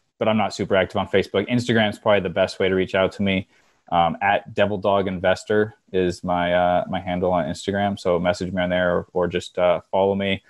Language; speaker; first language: English; native; English